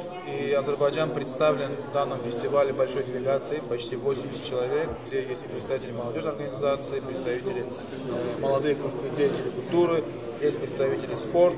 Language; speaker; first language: Russian; non-native, local second language; Azerbaijani